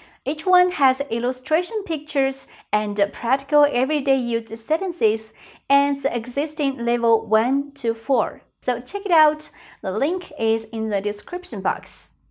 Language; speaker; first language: English; non-native, fluent; Chinese